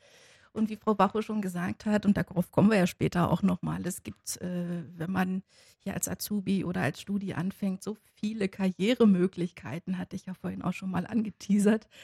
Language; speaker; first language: German; native; German